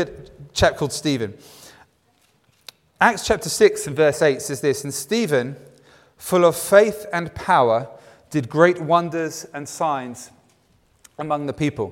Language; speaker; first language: English; native; English